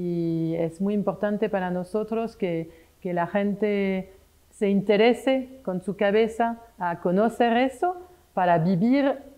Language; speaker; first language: Spanish; non-native, fluent; French